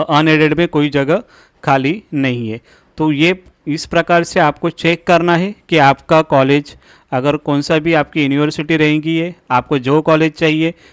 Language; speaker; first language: Hindi; non-native, local second language; Marathi